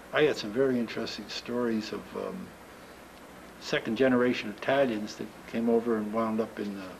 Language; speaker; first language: English; native; English